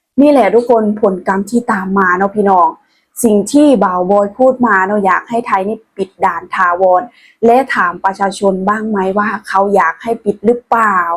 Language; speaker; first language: Thai; non-native, local second language; Northeastern Thai